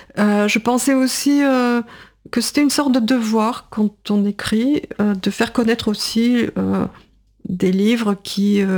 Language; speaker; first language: French; non-native, fluent; Russian